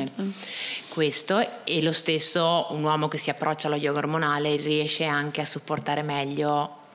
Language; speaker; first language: Italian; native; Italian